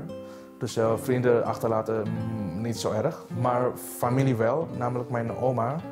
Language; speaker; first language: Dutch; non-native, fluent; Indonesian